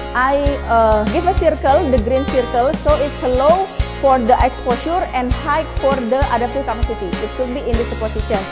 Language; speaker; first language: English; non-native, learner; Indonesian